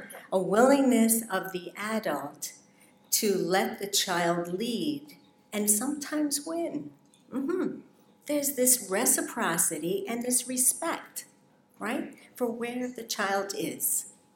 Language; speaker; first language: English; native; English